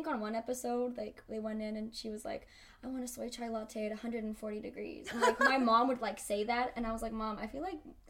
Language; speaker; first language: English; early bilingual, other home language; Spanish